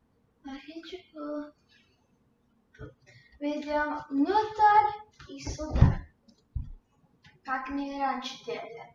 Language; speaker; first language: Russian; early bilingual, heritage; Russian